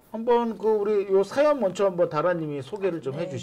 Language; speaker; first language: Korean; native; Korean